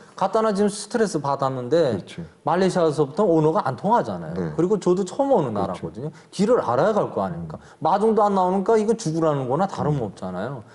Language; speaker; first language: Korean; native; Korean